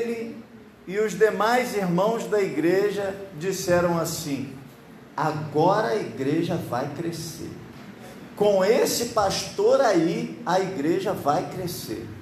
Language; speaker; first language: Portuguese; native; Portuguese